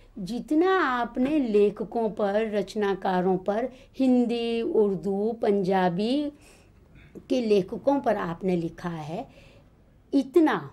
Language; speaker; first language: Hindi; native; Hindi